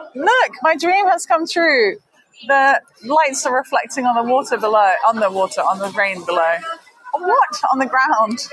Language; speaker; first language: English; native; English